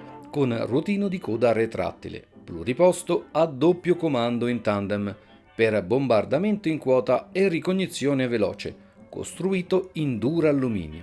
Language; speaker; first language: Italian; native; Italian